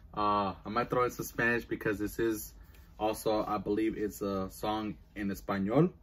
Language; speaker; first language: English; early bilingual, other home language; Spanish